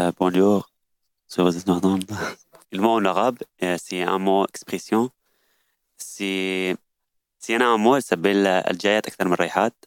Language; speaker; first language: French; non-native, learner; Arabic